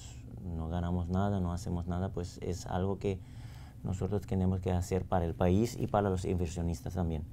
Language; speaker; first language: Spanish; non-native, fluent; Papiamento